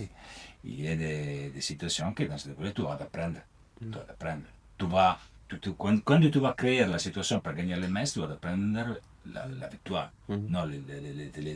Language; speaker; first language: French; non-native, learner; Italian